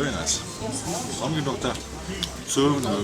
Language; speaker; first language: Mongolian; non-native, learner; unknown